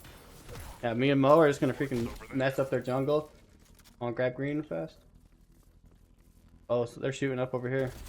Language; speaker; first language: English; native; English